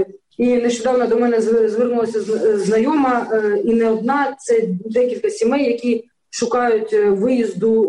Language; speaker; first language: Ukrainian; native; Ukrainian